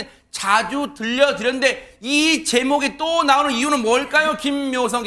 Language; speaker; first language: Korean; native; Korean